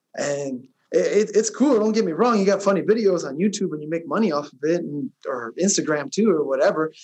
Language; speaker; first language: English; early bilingual, other home language; Spanish